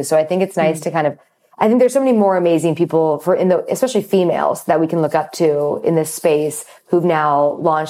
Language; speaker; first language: English; native; English